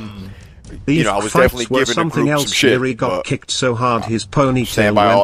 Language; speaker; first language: English; native; English